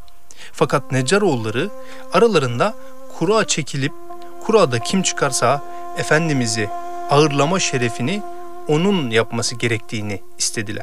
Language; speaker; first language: Turkish; native; Turkish